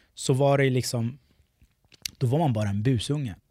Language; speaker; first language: Swedish; early bilingual, other home language; Arabic